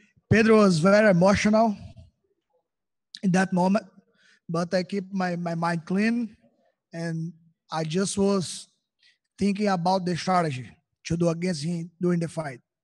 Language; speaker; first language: English; non-native, learner; Portuguese